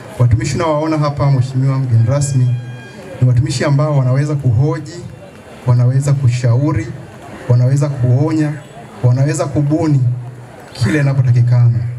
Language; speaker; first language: Swahili; native; Swahili